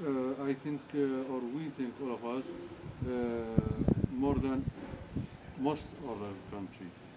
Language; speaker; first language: English; non-native, learner; Arabic